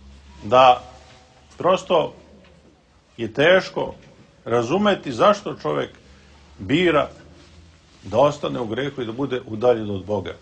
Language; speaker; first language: Serbian; native; Serbian